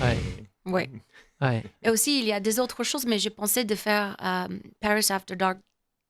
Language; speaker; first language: French; non-native, learner; English